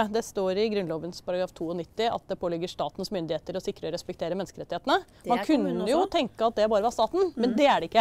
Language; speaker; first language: Norwegian; native; Norwegian